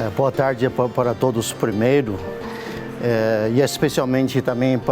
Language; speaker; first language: Portuguese; non-native, learner; Chinese